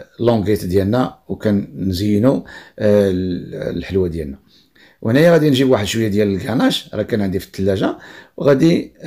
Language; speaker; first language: Arabic; native; Arabic